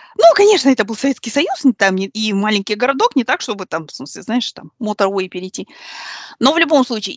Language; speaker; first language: Russian; native; Russian